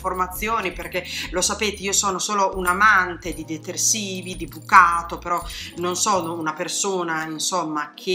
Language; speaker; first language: Italian; native; Italian